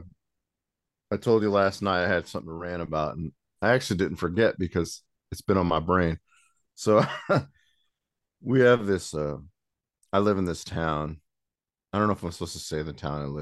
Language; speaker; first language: English; native; English